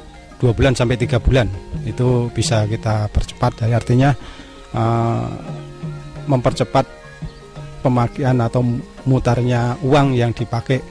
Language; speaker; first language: Indonesian; non-native, local second language; Javanese